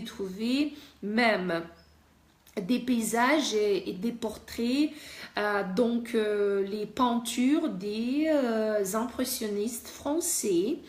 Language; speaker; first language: French; non-native, fluent; Russian